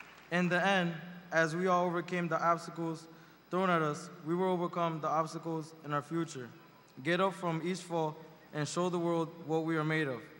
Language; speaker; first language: English; early bilingual, other home language; Spanish